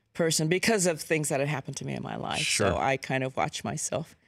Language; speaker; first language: English; native; English